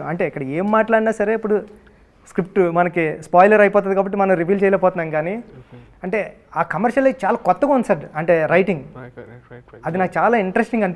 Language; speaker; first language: Telugu; native; Telugu